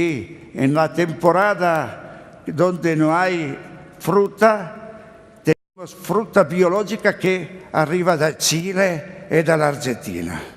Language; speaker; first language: Spanish; non-native, learner; Italian